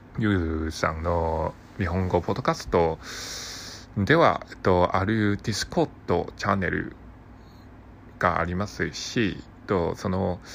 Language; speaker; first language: Japanese; non-native, learner; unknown